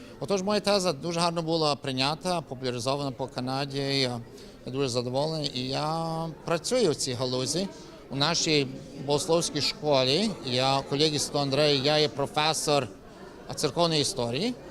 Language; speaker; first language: Ukrainian; early bilingual, heritage; Ukrainian